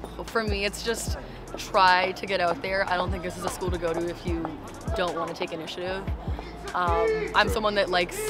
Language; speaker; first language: English; native; English